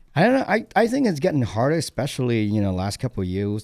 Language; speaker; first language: English; non-native, fluent; Vietnamese